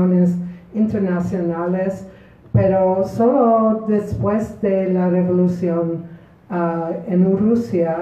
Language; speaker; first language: Spanish; non-native, fluent; Polish